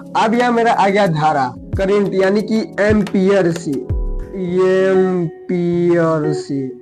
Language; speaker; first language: Hindi; native; Hindi